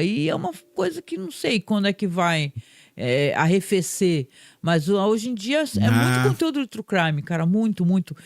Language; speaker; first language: Portuguese; native; Portuguese